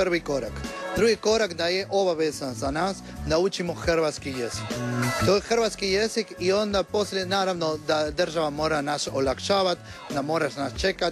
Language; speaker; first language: Croatian; non-native, learner; Spanish